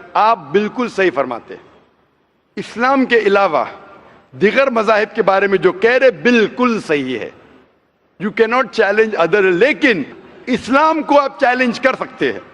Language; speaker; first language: Hindi; non-native, local second language; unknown